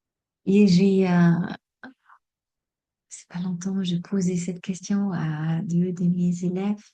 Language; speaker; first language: French; non-native, fluent; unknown